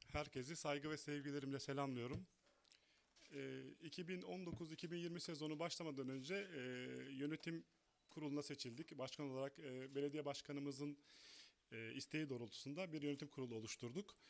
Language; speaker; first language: Turkish; native; Turkish